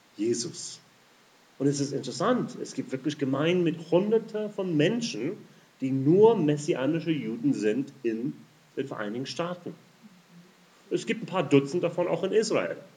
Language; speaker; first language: German; non-native, fluent; English